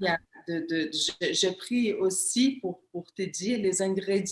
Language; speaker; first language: French; non-native, fluent; Portuguese